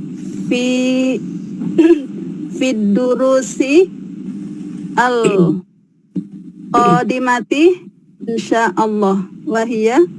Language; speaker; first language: Arabic; non-native, learner; Indonesian